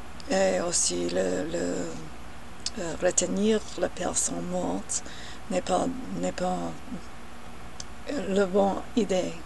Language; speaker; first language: French; non-native, learner; English